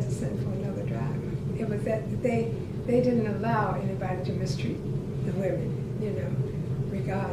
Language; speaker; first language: English; native; English